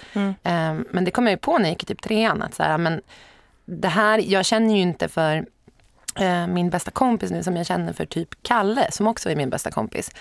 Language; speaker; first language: Swedish; native; Swedish